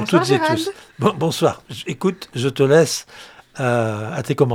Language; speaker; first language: French; native; French